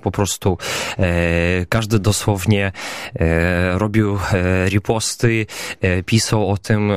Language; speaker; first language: Polish; non-native, local second language; Belarusian